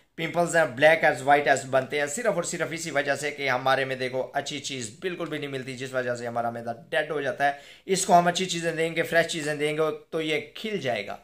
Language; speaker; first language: Urdu; non-native, local second language; Punjabi